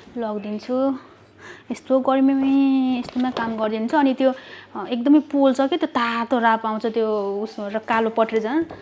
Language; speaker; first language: Nepali; native; Nepali